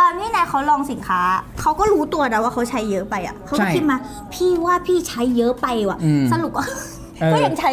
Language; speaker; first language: Thai; early bilingual, other home language; Korean